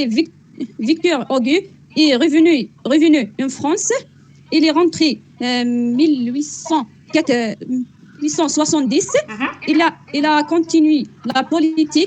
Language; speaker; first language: French; non-native, learner; Arabic